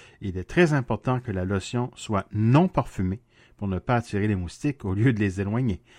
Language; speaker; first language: French; native; French